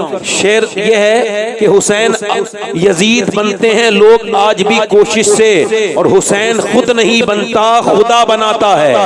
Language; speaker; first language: Urdu; native; Urdu